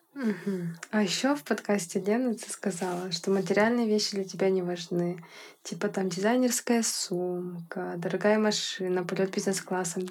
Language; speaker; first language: Russian; non-native, local second language; Yakut